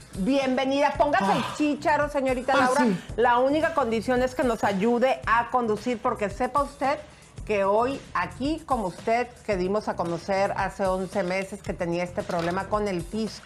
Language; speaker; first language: Spanish; native; Spanish